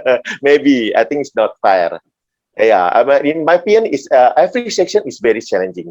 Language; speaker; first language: English; non-native, learner; Indonesian